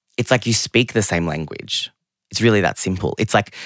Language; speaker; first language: English; early bilingual, other home language; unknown